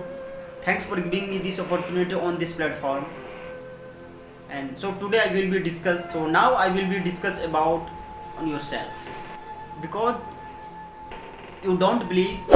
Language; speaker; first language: English; non-native, learner; Hindi